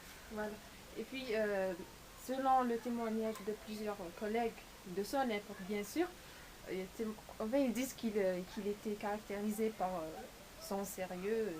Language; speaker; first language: French; non-native, local second language; Arabic